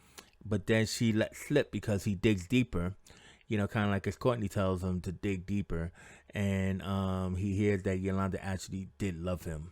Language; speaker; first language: English; native; English